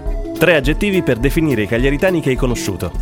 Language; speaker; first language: Italian; native; Italian